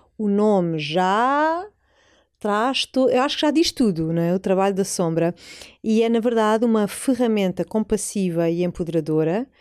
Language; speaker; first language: Portuguese; native; Portuguese